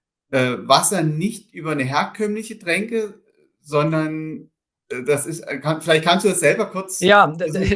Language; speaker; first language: German; native; German